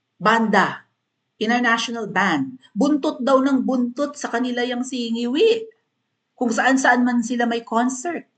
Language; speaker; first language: Filipino; non-native, local second language; Cebuano